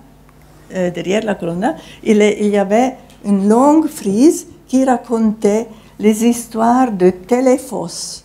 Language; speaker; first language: French; non-native, fluent; Italian